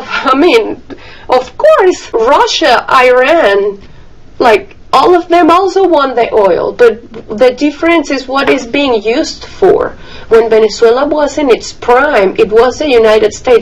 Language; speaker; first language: English; non-native, fluent; Spanish